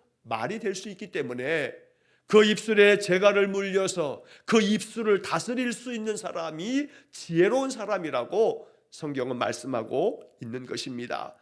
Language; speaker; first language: Korean; native; Korean